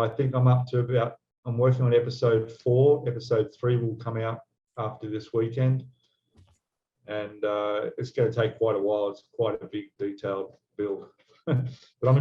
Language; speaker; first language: English; native; English